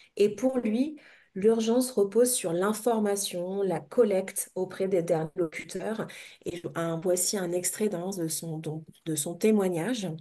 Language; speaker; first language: French; native; French